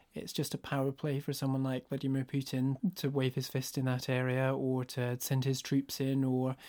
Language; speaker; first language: English; native; English